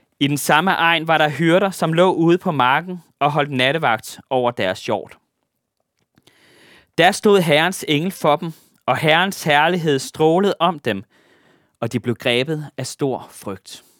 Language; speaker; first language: Danish; native; Danish